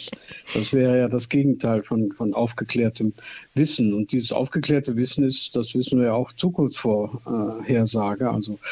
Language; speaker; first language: German; native; German